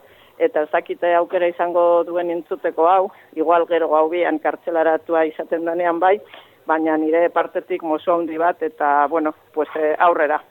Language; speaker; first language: Basque; native; Basque